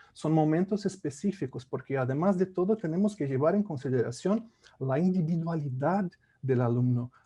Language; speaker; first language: Spanish; non-native, fluent; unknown